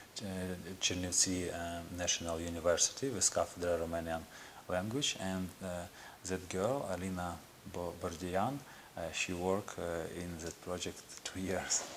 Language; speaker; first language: English; non-native, learner; Ukrainian